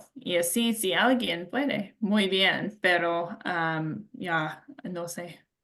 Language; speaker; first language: Spanish; non-native, learner; English